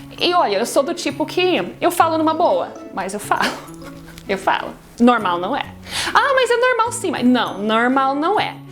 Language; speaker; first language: Portuguese; non-native, fluent; English